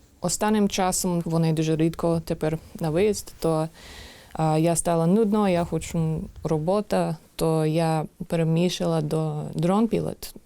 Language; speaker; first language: Ukrainian; non-native, learner; English